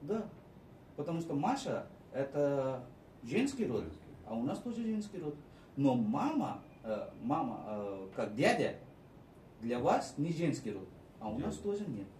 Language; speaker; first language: Russian; non-native, fluent; Marathi